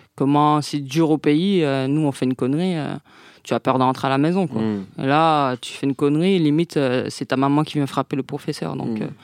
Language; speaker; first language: French; non-native, local second language; Guadeloupean Creole French